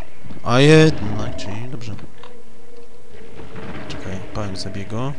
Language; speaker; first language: Polish; native; Polish